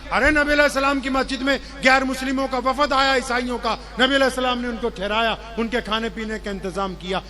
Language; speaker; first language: Urdu; non-native, local second language; Punjabi